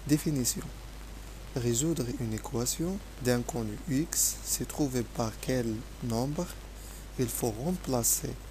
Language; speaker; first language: French; non-native, local second language; Arabic